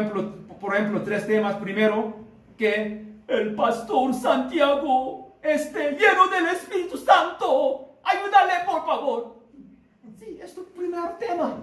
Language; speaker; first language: Spanish; non-native, learner; Korean